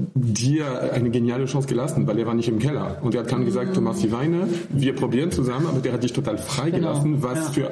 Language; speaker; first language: German; non-native, fluent; French